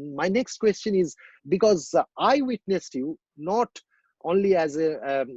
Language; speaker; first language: English; non-native, local second language; Bangla